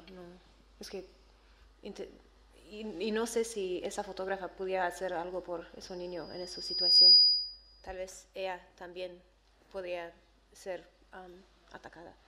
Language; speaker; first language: Spanish; non-native, learner; English